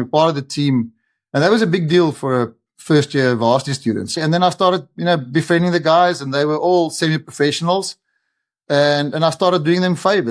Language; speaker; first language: English; non-native, local second language; Afrikaans